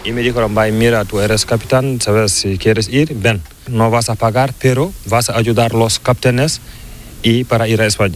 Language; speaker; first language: Spanish; non-native, learner; Fula